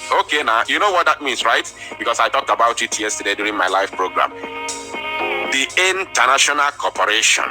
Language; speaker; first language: English; non-native, local second language; Igbo